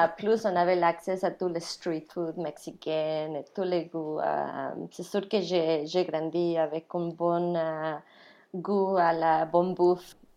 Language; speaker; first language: French; non-native, fluent; Spanish